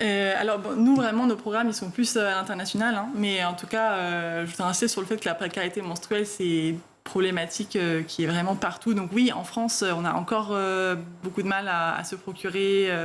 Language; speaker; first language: French; native; French